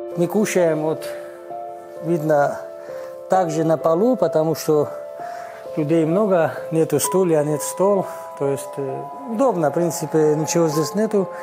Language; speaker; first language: Russian; non-native, local second language; Georgian